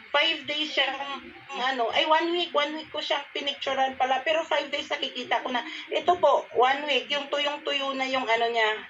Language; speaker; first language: Filipino; non-native, local second language; Cebuano